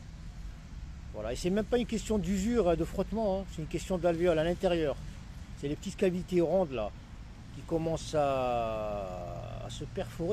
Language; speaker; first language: French; non-native, local second language; Arabic